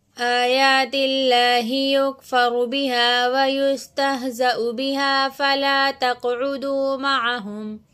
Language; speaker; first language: Arabic; non-native, learner; Urdu